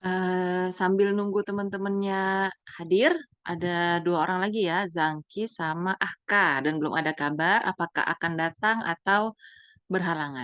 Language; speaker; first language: Indonesian; native; Indonesian